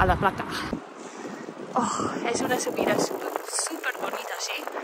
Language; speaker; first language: Spanish; non-native, fluent; English